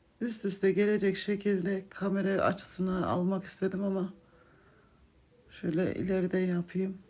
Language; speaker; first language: Turkish; native; Turkish